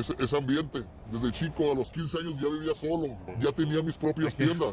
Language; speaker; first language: Spanish; native; Spanish